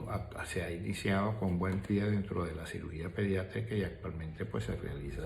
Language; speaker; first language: Spanish; native; Spanish